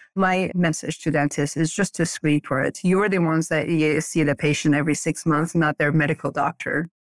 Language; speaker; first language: English; early bilingual, other home language; Persian